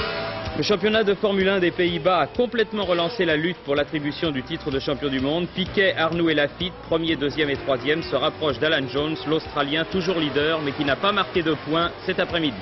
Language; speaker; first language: French; native; French